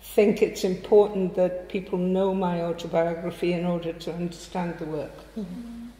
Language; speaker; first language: English; native; English